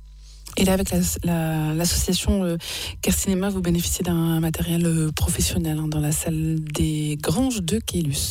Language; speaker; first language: French; native; French